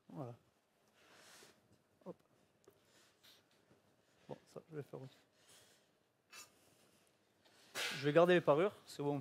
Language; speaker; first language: French; native; French